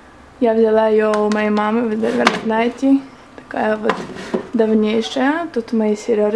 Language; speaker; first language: Russian; early bilingual, heritage; Russian